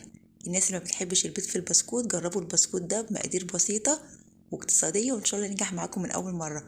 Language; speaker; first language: Arabic; native; Arabic